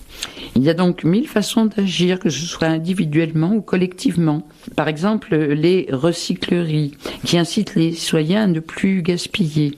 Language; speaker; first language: French; native; French